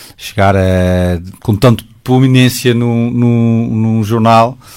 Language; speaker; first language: Portuguese; non-native, fluent; Dutch